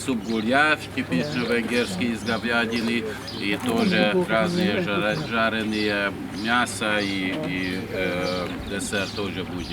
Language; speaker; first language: Russian; non-native, learner; Hungarian